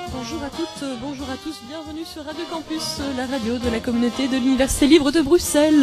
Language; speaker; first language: French; native; French